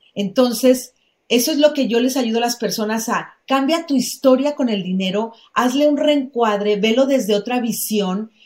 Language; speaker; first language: Spanish; native; Spanish